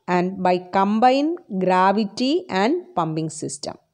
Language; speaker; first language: English; non-native, local second language; Malayalam